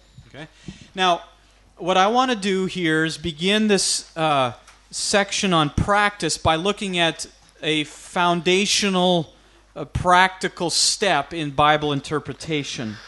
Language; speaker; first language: English; native; English